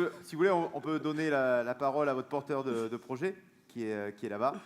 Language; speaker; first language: French; native; French